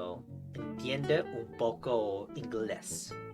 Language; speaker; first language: Spanish; non-native, learner; English